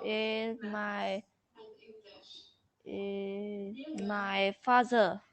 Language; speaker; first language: English; non-native, learner; Vietnamese